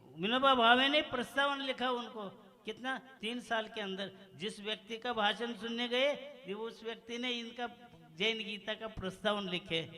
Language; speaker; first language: Hindi; non-native, local second language; Kannada